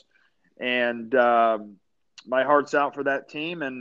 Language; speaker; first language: English; native; English